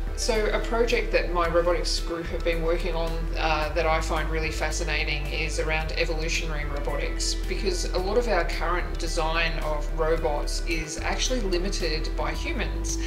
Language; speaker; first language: English; native; English